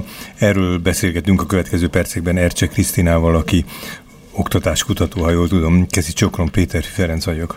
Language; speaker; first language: Hungarian; native; Hungarian